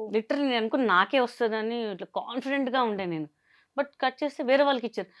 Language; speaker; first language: Telugu; non-native, local second language; Hindi